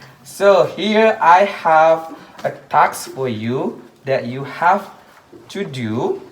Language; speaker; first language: English; non-native, learner; Indonesian